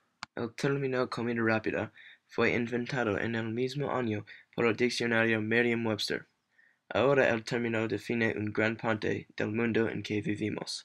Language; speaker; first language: Spanish; non-native, learner; English